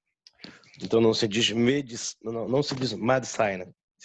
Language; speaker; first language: Portuguese; native; Portuguese